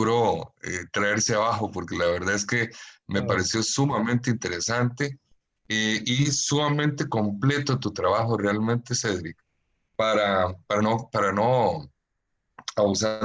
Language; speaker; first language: Spanish; native; Spanish